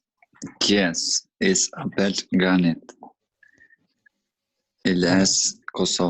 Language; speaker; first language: French; non-native, learner; Albanian